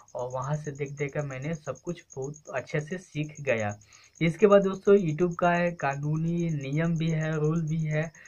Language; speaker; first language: Hindi; native; Hindi